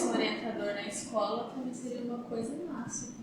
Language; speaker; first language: Portuguese; native; Portuguese